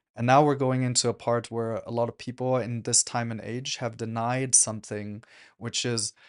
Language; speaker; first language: English; non-native, fluent; German